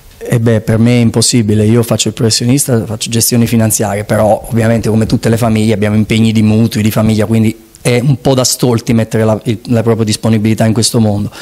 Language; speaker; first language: Italian; native; Italian